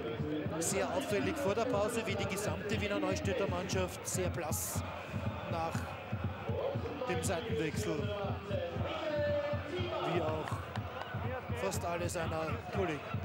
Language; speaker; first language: German; native; German